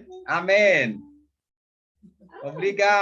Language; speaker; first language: Portuguese; non-native, fluent; Haitian Creole